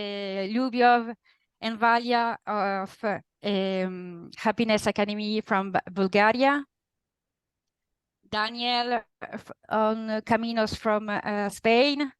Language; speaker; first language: English; non-native, fluent; Italian